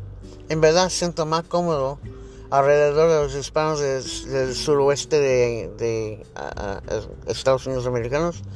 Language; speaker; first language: Spanish; early bilingual, heritage; English